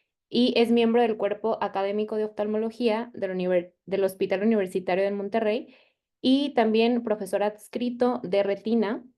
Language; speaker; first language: Spanish; native; Spanish